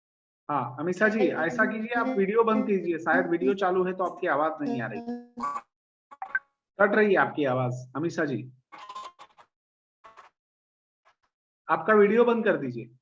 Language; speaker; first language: Hindi; native; Hindi